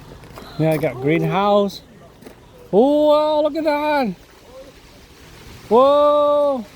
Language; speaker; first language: English; non-native, learner; Vietnamese